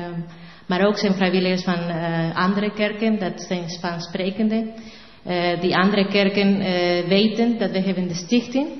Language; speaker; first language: Dutch; non-native, learner; Spanish